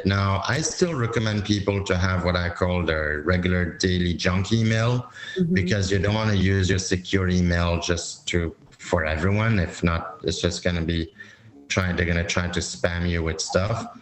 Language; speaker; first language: English; non-native, fluent; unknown